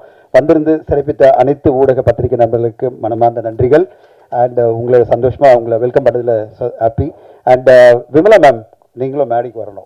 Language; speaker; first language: Tamil; native; Tamil